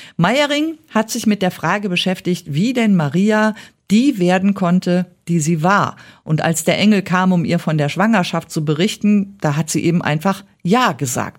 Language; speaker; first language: German; native; German